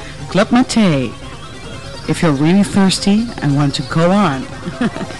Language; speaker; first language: English; non-native, fluent; Dutch